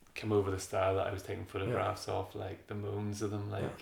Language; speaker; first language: English; native; English